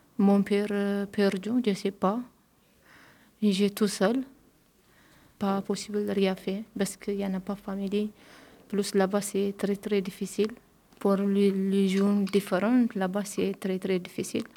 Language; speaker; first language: French; non-native, learner; Tigrinya